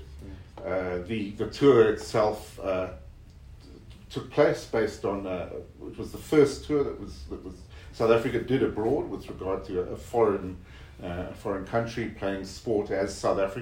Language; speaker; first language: English; native; English